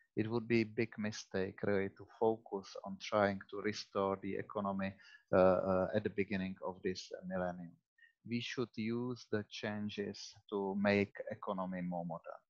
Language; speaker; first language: English; non-native, fluent; Czech